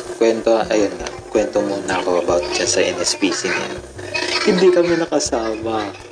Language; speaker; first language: Filipino; native; Filipino